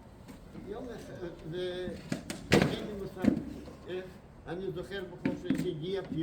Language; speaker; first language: Hebrew; non-native, fluent; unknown